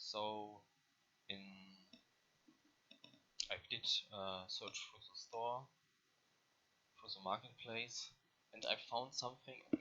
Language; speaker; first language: English; non-native, learner; German